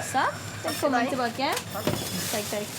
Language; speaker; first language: Norwegian; non-native, fluent; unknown